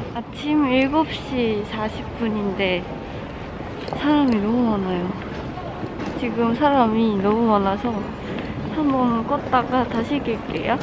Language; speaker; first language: Korean; non-native, fluent; Japanese